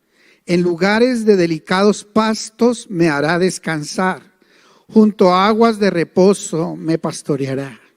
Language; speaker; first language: Spanish; native; Spanish